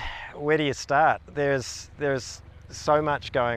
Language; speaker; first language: English; native; English